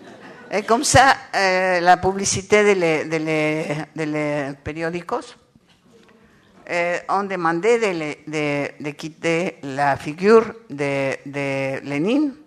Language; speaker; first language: French; non-native, learner; Spanish